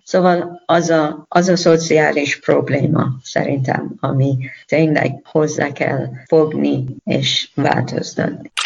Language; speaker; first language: Hungarian; non-native, learner; Persian